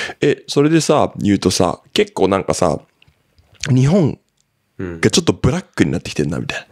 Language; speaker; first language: Japanese; native; Japanese